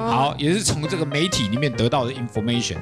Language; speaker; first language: Chinese; native; Chinese